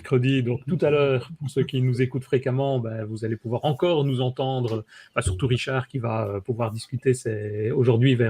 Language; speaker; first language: French; native; French